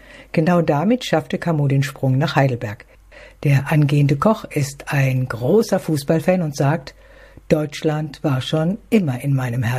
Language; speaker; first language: German; native; German